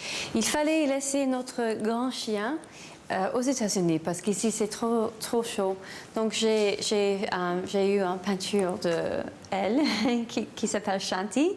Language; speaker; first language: French; non-native, learner; English